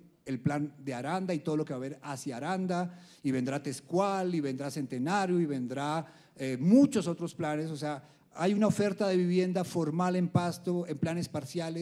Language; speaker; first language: Spanish; native; Spanish